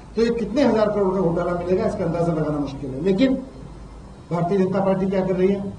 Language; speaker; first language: Hindi; native; Hindi